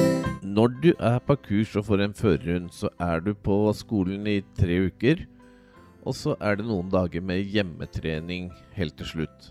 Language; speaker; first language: Norwegian; native; Norwegian